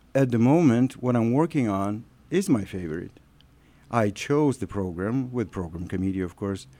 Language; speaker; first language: English; non-native, fluent; Russian